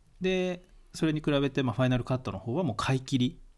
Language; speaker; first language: Japanese; native; Japanese